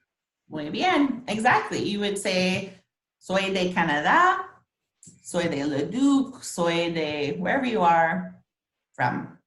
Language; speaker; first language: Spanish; non-native, fluent; English